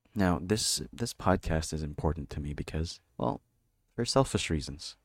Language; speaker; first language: English; non-native, local second language; Filipino